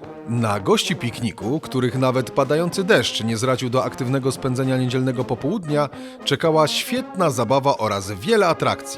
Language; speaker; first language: Polish; native; Polish